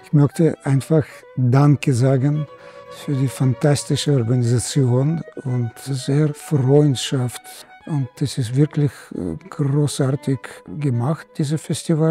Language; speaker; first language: German; non-native, learner; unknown